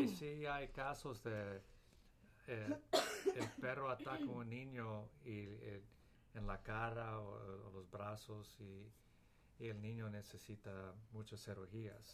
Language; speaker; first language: Spanish; early bilingual, heritage; Spanish